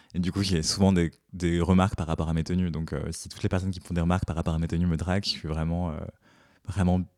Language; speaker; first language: French; native; French